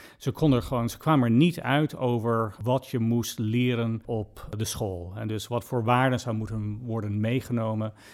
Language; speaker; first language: Dutch; non-native, fluent; English